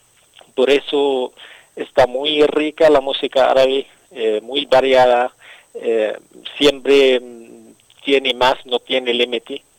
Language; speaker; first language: Spanish; non-native, fluent; Arabic